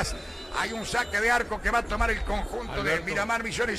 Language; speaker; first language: Spanish; native; Spanish